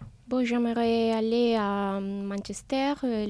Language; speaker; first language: French; non-native, learner; Spanish